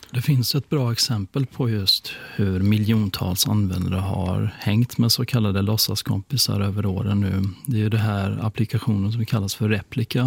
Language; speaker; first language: Swedish; native; Swedish